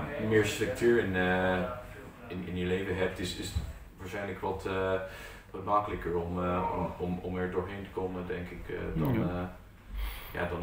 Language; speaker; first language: Dutch; non-native, fluent; English